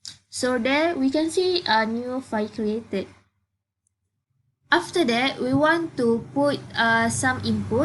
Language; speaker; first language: English; non-native, local second language; Malay